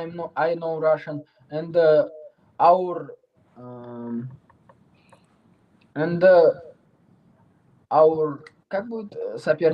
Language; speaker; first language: English; non-native, learner; Uzbek